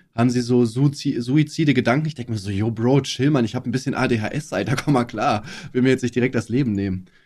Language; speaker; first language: German; native; German